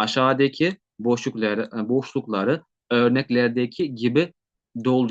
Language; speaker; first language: Turkish; non-native, fluent; Uzbek